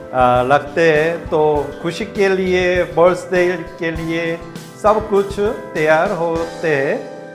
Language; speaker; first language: Hindi; non-native, learner; Korean